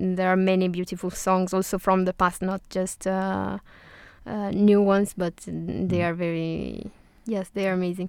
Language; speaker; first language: English; non-native, fluent; Italian